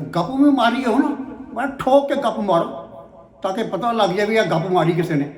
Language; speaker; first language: Urdu; non-native, local second language; Punjabi